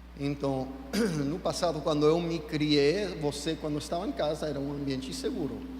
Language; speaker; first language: Portuguese; non-native, fluent; English